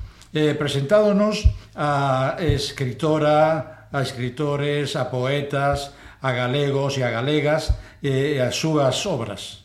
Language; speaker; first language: Galician; non-native, local second language; Spanish